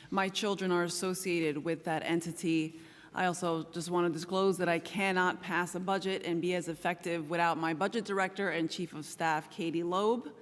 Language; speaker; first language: English; native; English